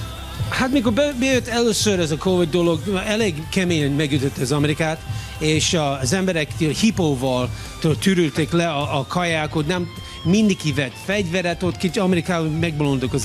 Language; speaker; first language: Hungarian; early bilingual, heritage; English